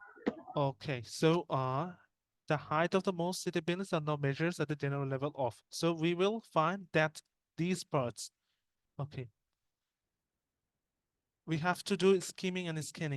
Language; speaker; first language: English; non-native, fluent; Bangla